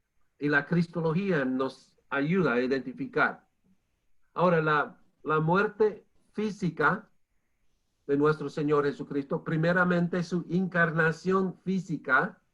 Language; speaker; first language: Spanish; non-native, fluent; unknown